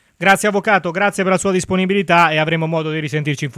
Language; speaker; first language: Italian; native; Italian